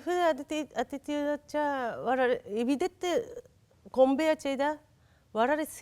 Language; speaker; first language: Malayalam; non-native, learner; Japanese